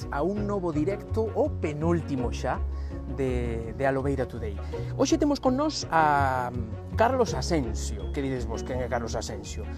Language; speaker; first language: Galician; non-native, local second language; Spanish